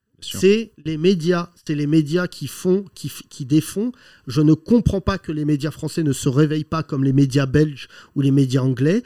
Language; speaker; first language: French; native; French